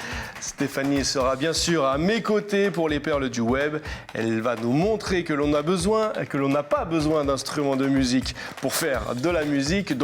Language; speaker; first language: French; native; French